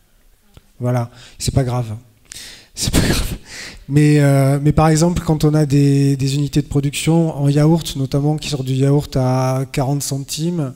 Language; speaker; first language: French; native; French